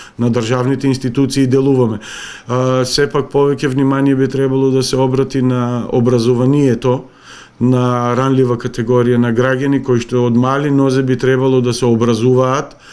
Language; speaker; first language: Macedonian; native; Macedonian